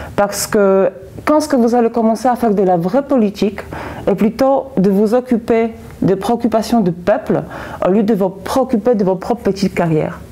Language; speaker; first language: French; non-native, fluent; Polish